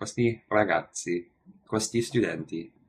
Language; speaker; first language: Italian; non-native, learner; English